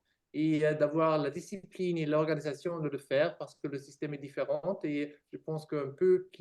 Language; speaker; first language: French; non-native, fluent; German